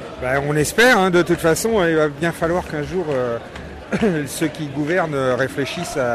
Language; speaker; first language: French; native; French